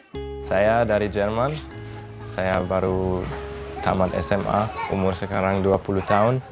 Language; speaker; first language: Indonesian; non-native, fluent; German